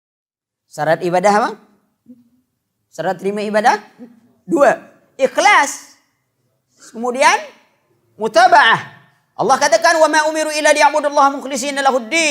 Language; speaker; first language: Malay; native; Malay